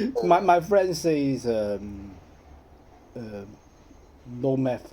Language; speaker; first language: English; non-native, learner; Cantonese